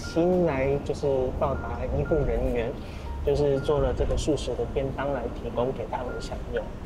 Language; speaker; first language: Chinese; native; Chinese